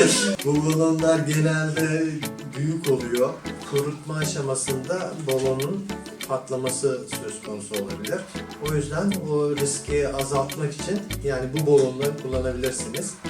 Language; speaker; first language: Turkish; native; Turkish